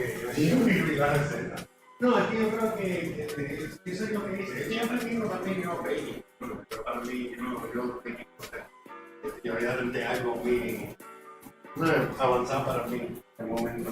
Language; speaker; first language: Spanish; early bilingual, heritage; Spanish